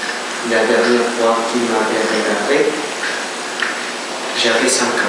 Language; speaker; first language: French; non-native, learner; Spanish